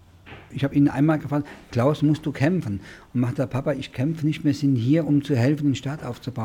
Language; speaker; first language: German; native; German